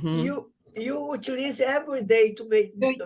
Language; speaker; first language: English; non-native, learner; Portuguese